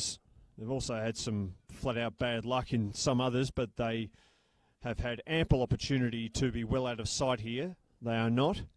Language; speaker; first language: English; native; English